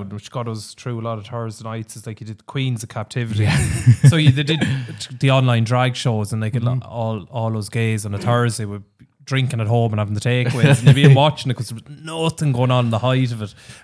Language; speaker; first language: English; native; English